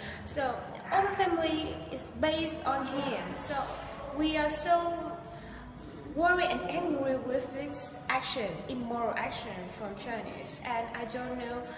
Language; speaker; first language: English; non-native, learner; Vietnamese